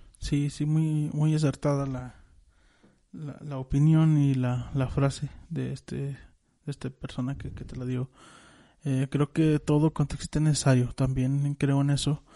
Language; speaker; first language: Spanish; native; Spanish